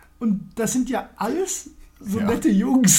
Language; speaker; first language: German; native; German